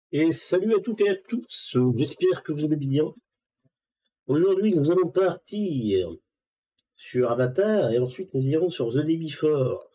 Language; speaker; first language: French; native; French